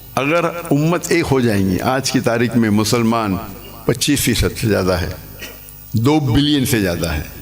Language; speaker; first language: Urdu; non-native, local second language; English